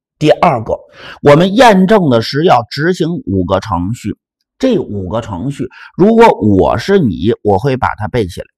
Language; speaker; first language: Chinese; native; Chinese